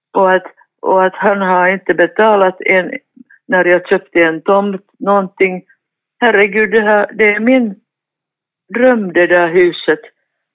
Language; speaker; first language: Swedish; non-native, fluent; Finnish